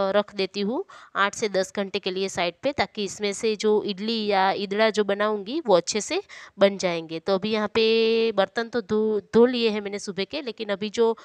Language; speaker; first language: Hindi; non-native, local second language; Gujarati